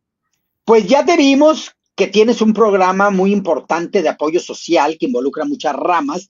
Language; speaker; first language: Spanish; native; Spanish